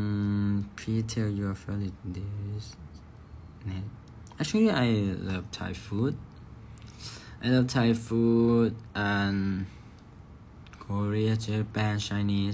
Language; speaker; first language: English; non-native, learner; Thai